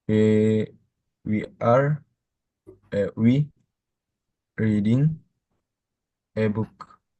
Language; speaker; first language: English; non-native, learner; Indonesian